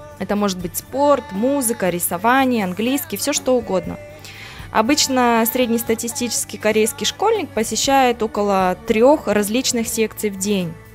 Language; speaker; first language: Russian; native; Russian